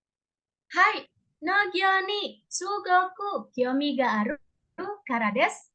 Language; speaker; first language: Japanese; non-native, learner; Indonesian